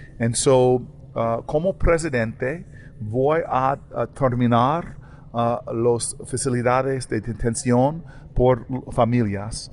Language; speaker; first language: Spanish; non-native, learner; English